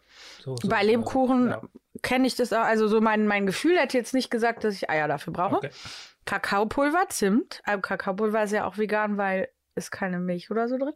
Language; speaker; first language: German; native; German